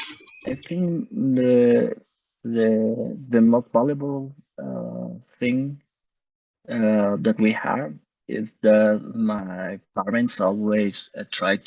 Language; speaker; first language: English; non-native, learner; Spanish